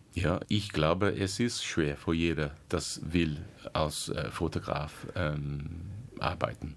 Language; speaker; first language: German; non-native, learner; English